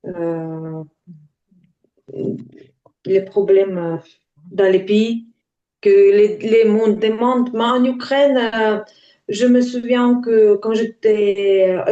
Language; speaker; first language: French; non-native, learner; Ukrainian